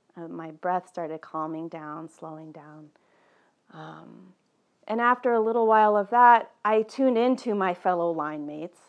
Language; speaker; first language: English; native; English